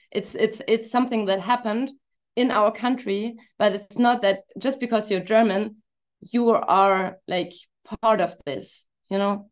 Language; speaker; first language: English; non-native, fluent; German